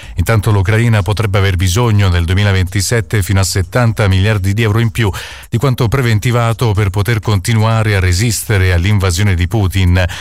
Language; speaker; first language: Italian; native; Italian